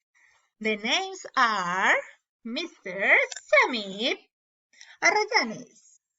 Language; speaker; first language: English; non-native, learner; Spanish